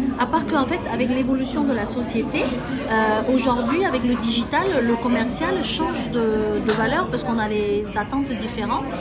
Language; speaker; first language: French; early bilingual, other home language; Chinese